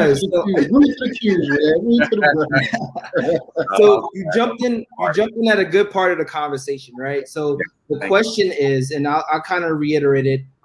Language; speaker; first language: English; native; English